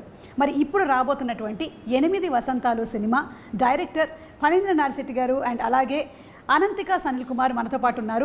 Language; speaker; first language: Telugu; native; Telugu